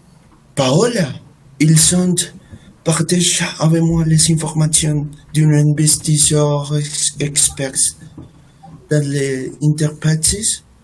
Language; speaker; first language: French; non-native, learner; Spanish